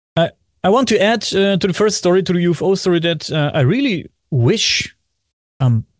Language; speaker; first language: English; non-native, fluent; German